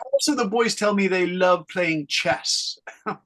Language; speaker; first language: English; native; English